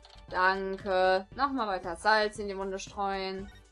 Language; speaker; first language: German; native; German